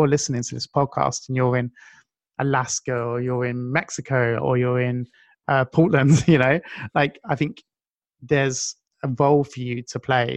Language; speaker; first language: English; native; English